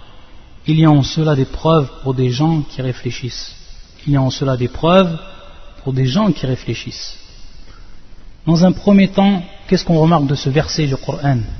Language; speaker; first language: French; native; French